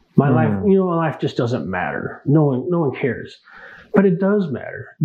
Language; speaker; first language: English; native; English